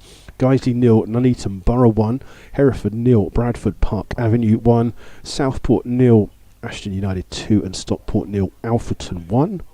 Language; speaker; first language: English; native; English